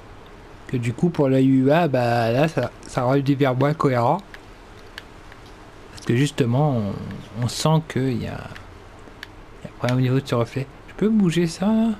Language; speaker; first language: French; native; French